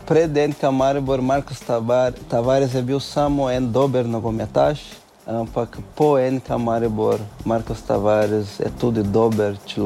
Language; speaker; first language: Slovenian; non-native, learner; Portuguese